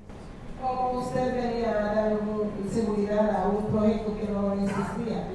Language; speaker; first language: Spanish; non-native, fluent; Haitian Creole